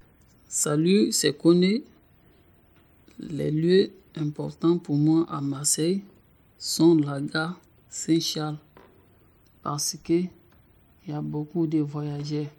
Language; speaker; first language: French; non-native, learner; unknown